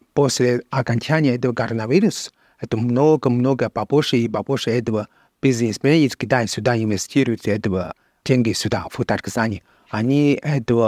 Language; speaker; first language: Russian; non-native, learner; Chinese